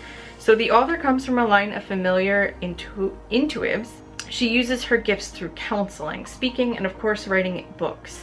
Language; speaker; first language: English; native; English